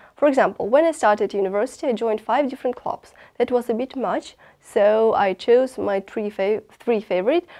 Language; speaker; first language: English; non-native, fluent; Russian